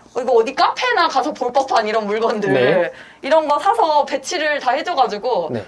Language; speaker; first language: Korean; native; Korean